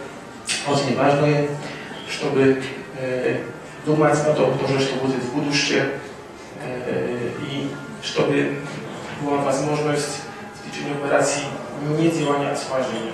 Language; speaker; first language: Russian; non-native, fluent; Polish